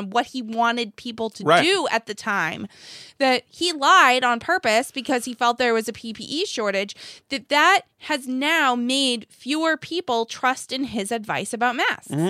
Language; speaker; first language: English; native; English